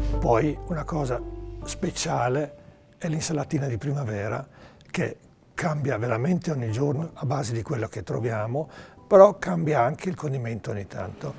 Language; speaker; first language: Italian; non-native, local second language; German